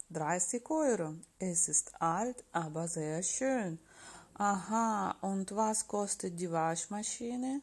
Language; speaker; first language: German; non-native, fluent; Russian